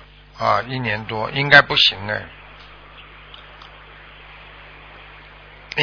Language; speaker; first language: Chinese; native; Chinese